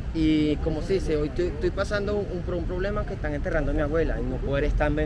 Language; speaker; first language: Spanish; native; Spanish